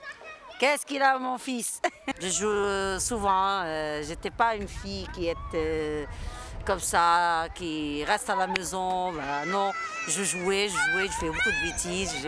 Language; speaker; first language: French; non-native, local second language; Arabic